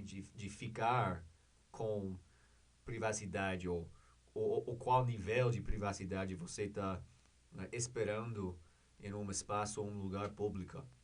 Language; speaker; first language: Portuguese; non-native, learner; English